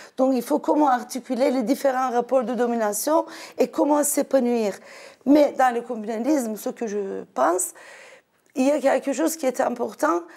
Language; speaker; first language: French; non-native, fluent; Turkish